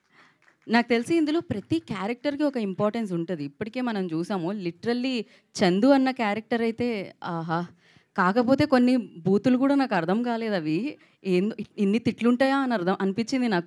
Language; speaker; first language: Telugu; native; Telugu